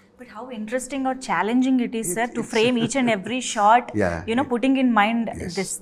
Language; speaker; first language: English; non-native, local second language; Telugu